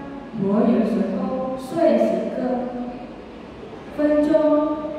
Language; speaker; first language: Chinese; non-native, learner; Indonesian